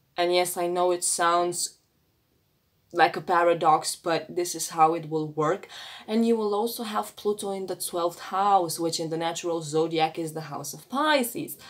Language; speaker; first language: English; non-native, fluent; Romanian